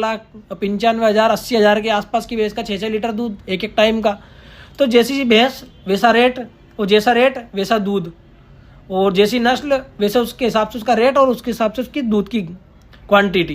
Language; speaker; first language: Hindi; native; Hindi